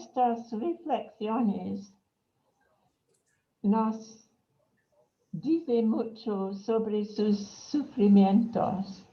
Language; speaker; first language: Spanish; non-native, fluent; English